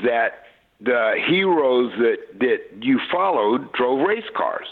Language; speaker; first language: English; native; English